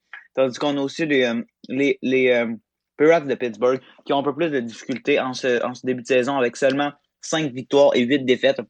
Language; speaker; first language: French; native; French